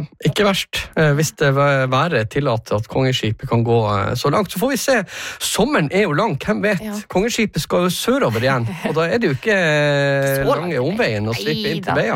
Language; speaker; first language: Norwegian; native; Norwegian